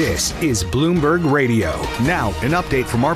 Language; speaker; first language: English; native; English